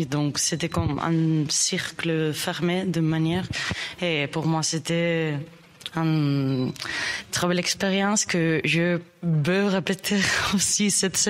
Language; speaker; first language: French; non-native, learner; Spanish